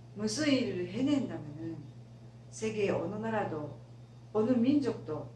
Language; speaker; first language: Korean; non-native, fluent; Japanese